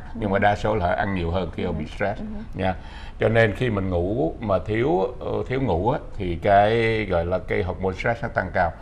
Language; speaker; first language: Vietnamese; native; Vietnamese